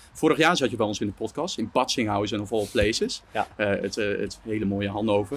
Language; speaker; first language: Dutch; native; Dutch